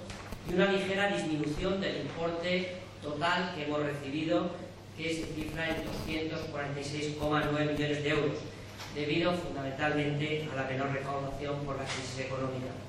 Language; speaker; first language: Spanish; native; Spanish